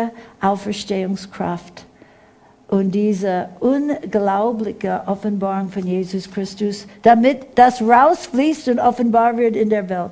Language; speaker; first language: German; non-native, fluent; English